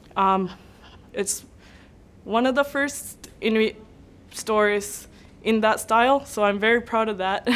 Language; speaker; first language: English; native; English